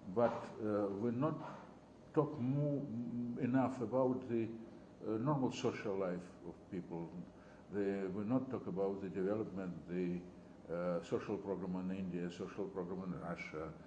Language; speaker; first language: English; non-native, learner; Russian